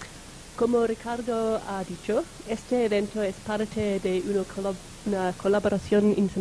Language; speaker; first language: Spanish; non-native, fluent; English